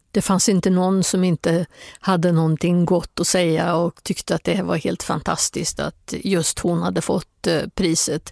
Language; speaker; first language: Swedish; native; Swedish